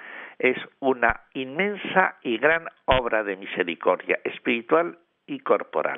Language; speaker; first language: Spanish; native; Spanish